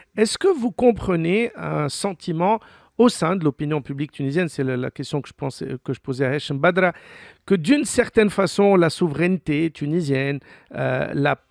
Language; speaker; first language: French; non-native, local second language; Arabic